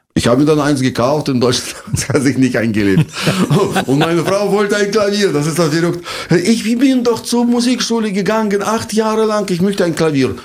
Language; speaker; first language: German; non-native, fluent; Russian